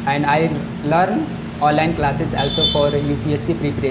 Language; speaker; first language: English; non-native, learner; Hindi